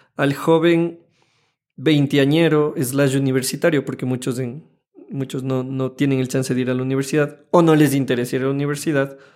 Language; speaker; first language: Spanish; native; Spanish